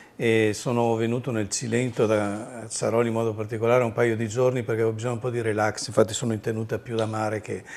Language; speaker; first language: Italian; native; Italian